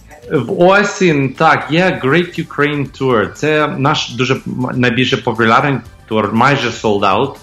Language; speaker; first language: Ukrainian; early bilingual, heritage; English